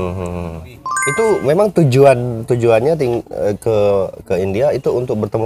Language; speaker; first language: Indonesian; native; Indonesian